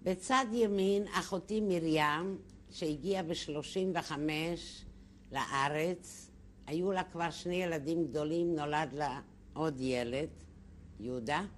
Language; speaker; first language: Hebrew; non-native, fluent; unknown